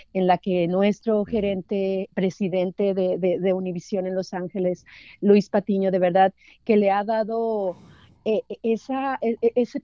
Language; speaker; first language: Spanish; native; Spanish